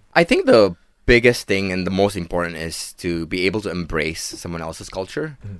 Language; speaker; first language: English; non-native, local second language; Tamil